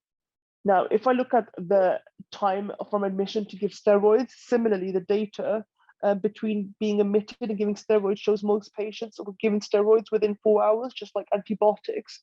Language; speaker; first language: English; native; English